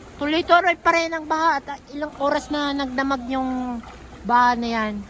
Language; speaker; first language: Filipino; native; Filipino